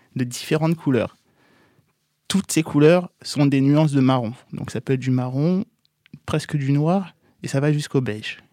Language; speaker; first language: French; native; French